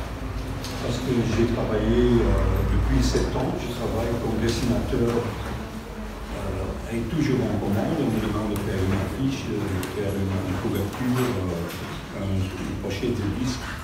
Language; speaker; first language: French; non-native, local second language; Dutch